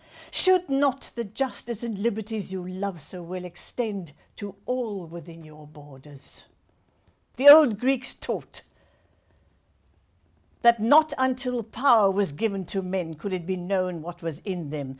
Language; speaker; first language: English; non-native, local second language; Afrikaans